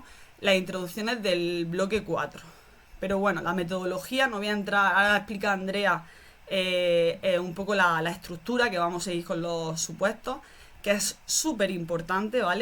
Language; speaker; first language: Spanish; native; Spanish